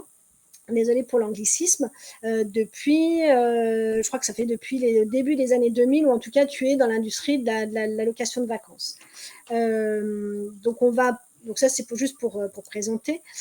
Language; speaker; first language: French; native; French